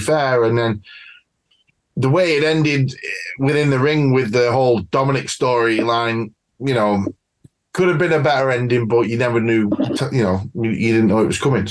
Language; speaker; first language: English; native; English